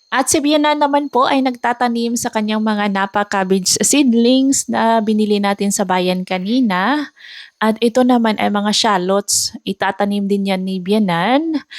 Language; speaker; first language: Filipino; non-native, local second language; Cebuano